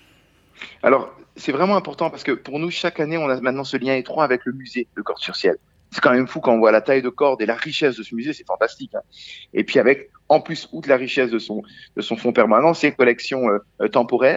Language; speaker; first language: French; native; French